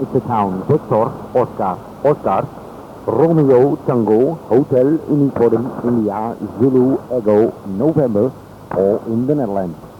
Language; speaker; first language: English; non-native, fluent; Dutch